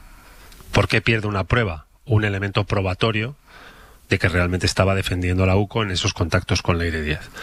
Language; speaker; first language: Spanish; native; Spanish